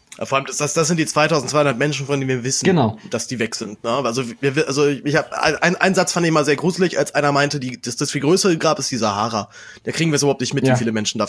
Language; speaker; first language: German; native; German